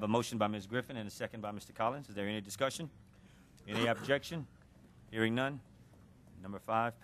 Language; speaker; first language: English; native; English